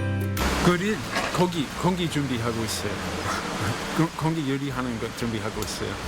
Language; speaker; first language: Korean; non-native, learner; English